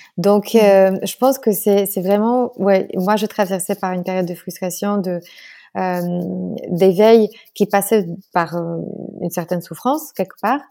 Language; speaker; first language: French; non-native, fluent; Polish